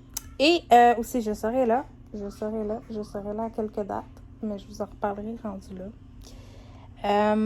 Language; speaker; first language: French; native; French